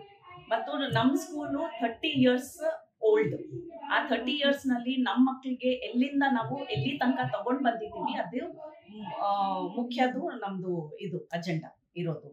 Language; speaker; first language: Kannada; non-native, local second language; Urdu